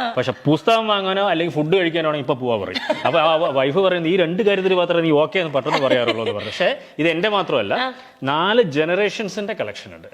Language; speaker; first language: Malayalam; non-native, local second language; Kannada